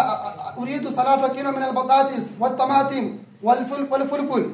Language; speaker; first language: Arabic; non-native, learner; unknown